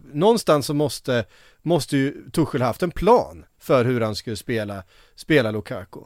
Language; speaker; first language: Swedish; native; Swedish